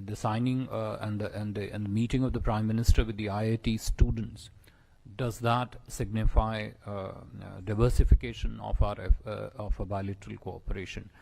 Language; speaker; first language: English; non-native, local second language; Hindi